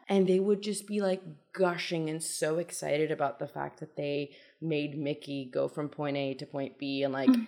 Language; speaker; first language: English; early bilingual, other home language; Persian